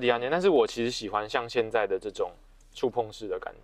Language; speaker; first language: Chinese; native; Chinese